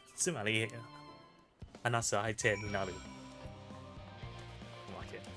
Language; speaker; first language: Japanese; non-native, learner; English